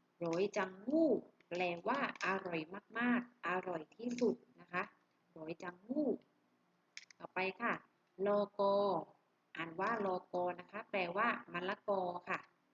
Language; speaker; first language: Thai; native; Thai